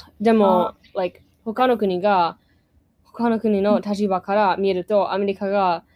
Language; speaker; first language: Japanese; non-native, learner; English